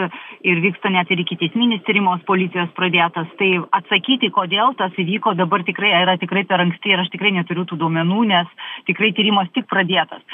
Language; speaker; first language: Lithuanian; native; Lithuanian